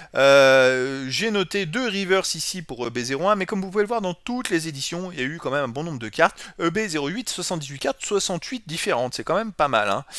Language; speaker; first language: French; native; French